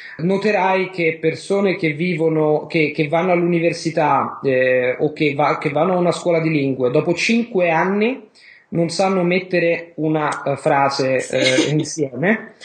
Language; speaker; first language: Italian; native; Italian